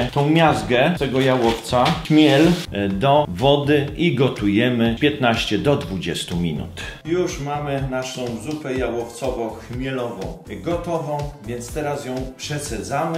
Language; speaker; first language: Polish; native; Polish